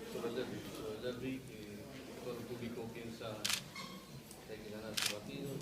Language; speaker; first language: Spanish; non-native, fluent; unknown